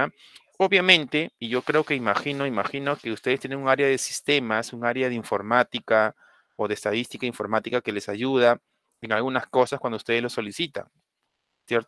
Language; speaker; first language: Spanish; native; Spanish